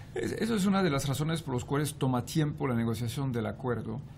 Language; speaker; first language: Spanish; non-native, fluent; French